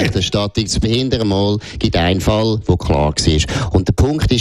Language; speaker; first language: German; native; German